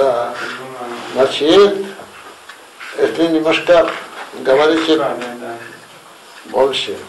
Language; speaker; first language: Russian; non-native, learner; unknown